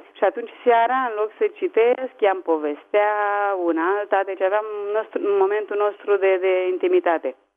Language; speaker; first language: Romanian; native; Romanian